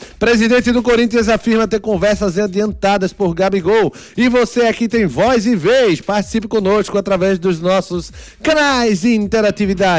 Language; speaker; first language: Portuguese; native; Portuguese